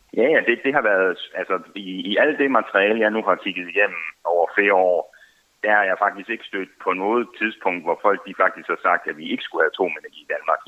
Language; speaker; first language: Danish; native; Danish